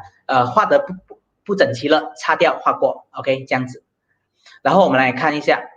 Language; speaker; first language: Chinese; native; Chinese